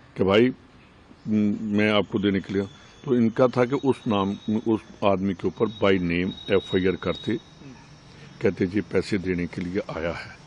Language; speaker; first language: Hindi; non-native, local second language; Punjabi